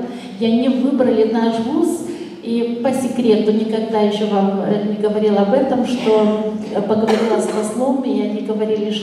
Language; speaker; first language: Russian; non-native, local second language; Romanian